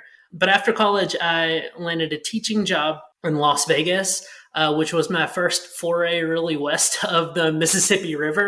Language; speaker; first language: English; native; English